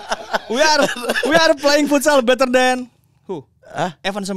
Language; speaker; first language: English; non-native, learner; Indonesian